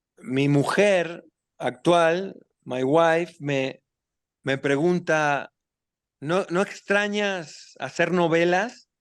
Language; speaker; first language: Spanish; native; Spanish